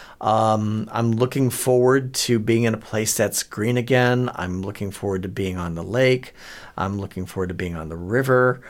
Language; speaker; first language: English; native; English